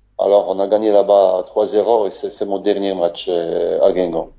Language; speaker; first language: French; non-native, learner; Polish